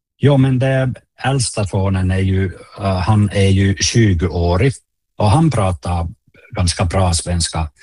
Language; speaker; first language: Swedish; non-native, local second language; Finnish